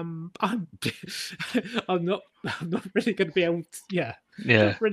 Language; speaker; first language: English; native; English